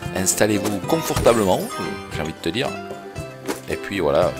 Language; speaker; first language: French; native; French